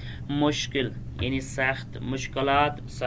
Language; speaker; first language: Persian; non-native, fluent; Urdu